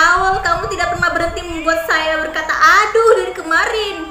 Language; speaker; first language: Indonesian; native; Indonesian